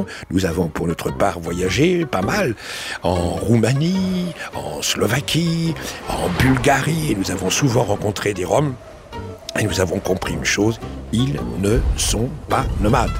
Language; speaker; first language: French; native; French